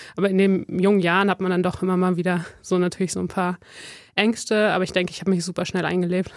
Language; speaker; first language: German; native; German